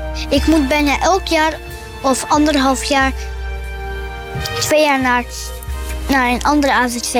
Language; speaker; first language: Dutch; early bilingual, other home language; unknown